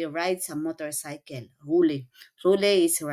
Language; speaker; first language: English; non-native, local second language; Filipino